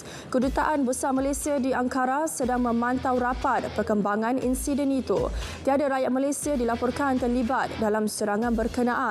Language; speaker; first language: Malay; native; Malay